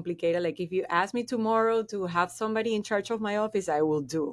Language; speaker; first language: English; non-native, fluent; Spanish